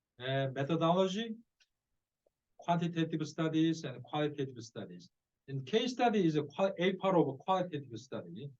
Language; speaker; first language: English; non-native, fluent; Korean